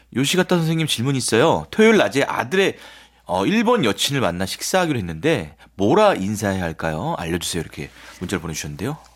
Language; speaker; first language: Korean; native; Korean